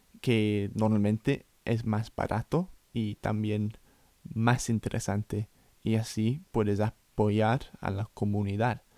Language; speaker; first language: Spanish; non-native, fluent; English